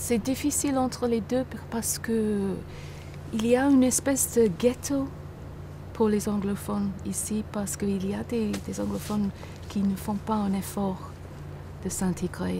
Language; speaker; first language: French; non-native, fluent; English